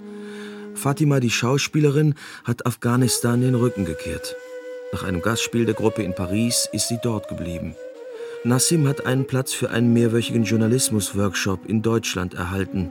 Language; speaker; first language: German; native; German